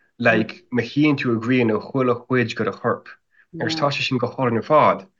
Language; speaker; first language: Irish; non-native, fluent; English